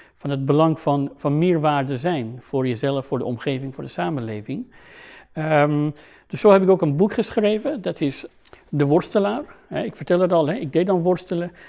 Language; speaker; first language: Dutch; non-native, fluent; Persian